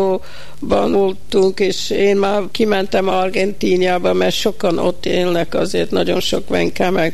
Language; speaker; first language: Hungarian; early bilingual, heritage; Hungarian